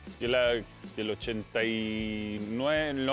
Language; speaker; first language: Spanish; native; Spanish